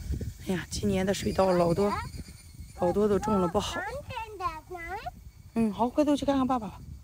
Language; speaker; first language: Chinese; native; Chinese